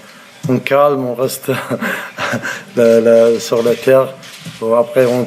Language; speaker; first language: French; non-native, learner; Arabic